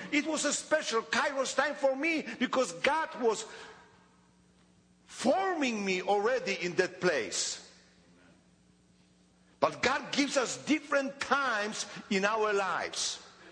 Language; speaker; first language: English; non-native, fluent; Polish